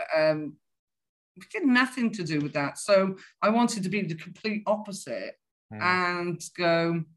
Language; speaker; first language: English; native; English